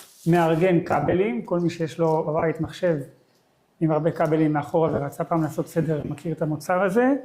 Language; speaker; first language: Hebrew; native; Hebrew